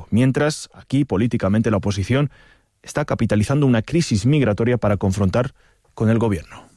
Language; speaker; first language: Spanish; native; Spanish